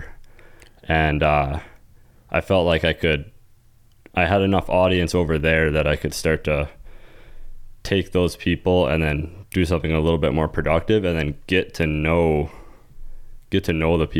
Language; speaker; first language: English; native; English